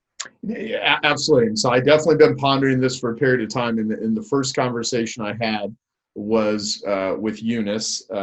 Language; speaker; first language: English; native; English